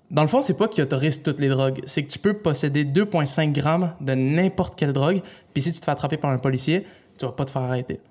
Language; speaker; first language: French; native; French